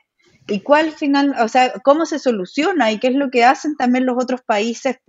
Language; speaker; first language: Spanish; native; Spanish